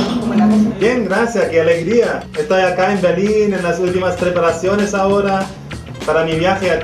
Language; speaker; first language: Spanish; non-native, fluent; German